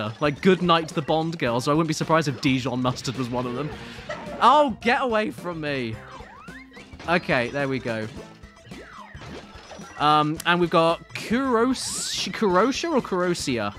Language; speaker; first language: English; native; English